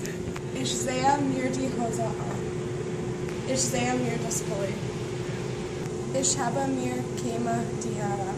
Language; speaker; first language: German; non-native, learner; English